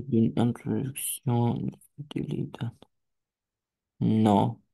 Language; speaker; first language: French; non-native, learner; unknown